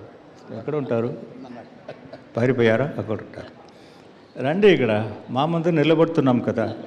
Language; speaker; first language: Telugu; non-native, learner; Tamil